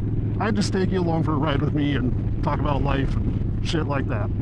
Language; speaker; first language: English; native; English